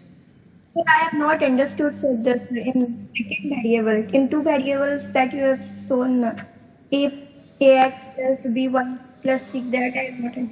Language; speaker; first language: English; non-native, learner; Hindi